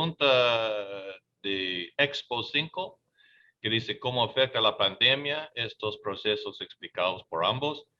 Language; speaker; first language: Spanish; non-native, fluent; English